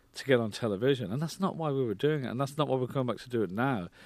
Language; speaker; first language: English; native; English